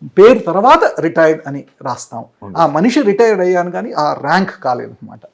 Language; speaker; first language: Telugu; native; Telugu